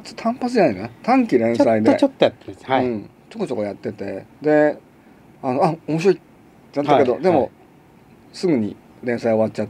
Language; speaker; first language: Japanese; native; Japanese